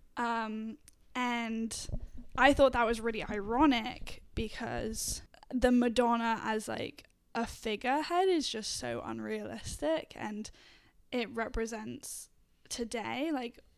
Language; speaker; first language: English; native; English